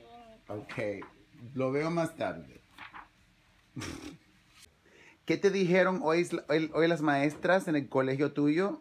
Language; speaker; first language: Spanish; early bilingual, other home language; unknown